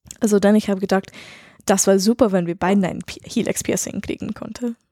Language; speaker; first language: German; non-native, learner; English